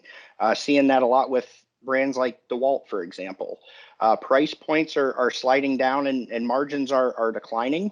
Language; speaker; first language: English; native; English